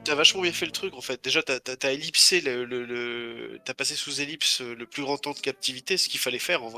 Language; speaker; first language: French; native; French